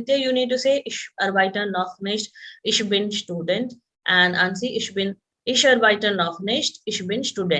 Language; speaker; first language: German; non-native, fluent; Hindi